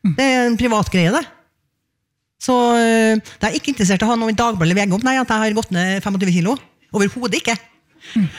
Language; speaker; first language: Norwegian; native; Norwegian